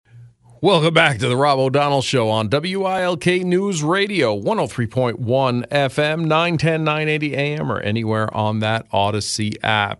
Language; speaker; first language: English; native; English